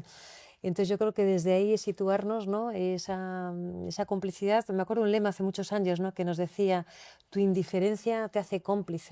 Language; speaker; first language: Spanish; native; Spanish